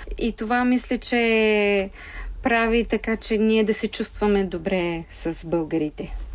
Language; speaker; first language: Bulgarian; native; Bulgarian